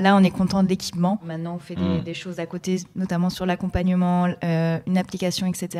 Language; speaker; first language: French; native; French